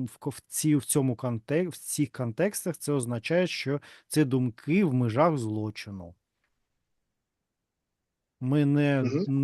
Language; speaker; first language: Ukrainian; non-native, learner; Russian